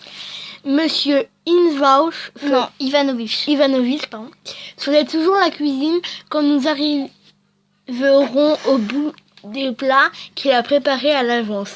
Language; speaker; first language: French; native; French